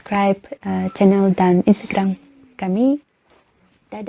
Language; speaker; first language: Indonesian; non-native, learner; Russian